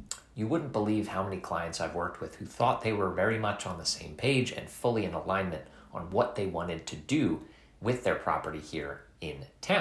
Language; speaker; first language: English; native; English